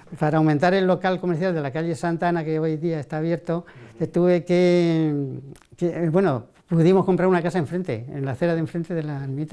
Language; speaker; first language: Spanish; native; Spanish